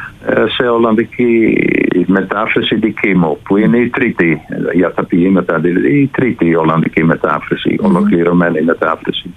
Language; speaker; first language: Greek; non-native, fluent; Dutch